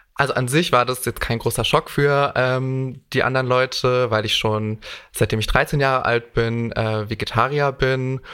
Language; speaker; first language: German; native; German